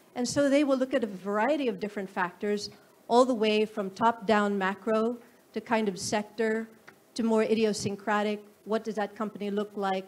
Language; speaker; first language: English; non-native, local second language; Filipino